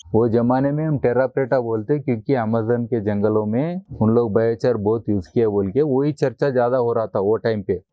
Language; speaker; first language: Hindi; non-native, local second language; Telugu